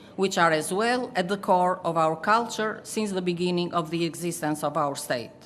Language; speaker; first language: English; non-native, fluent; Albanian